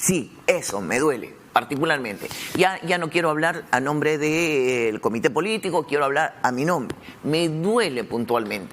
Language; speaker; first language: Spanish; native; Spanish